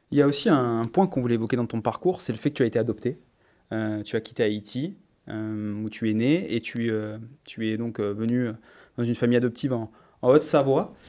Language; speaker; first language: French; native; French